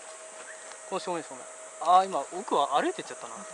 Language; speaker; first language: Japanese; native; Japanese